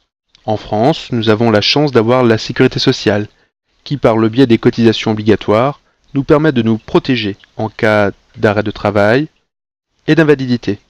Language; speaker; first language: French; native; French